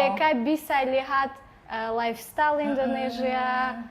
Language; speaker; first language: Indonesian; non-native, learner; Tajik